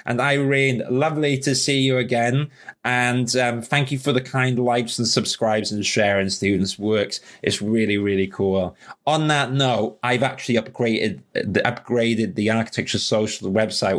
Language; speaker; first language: English; native; English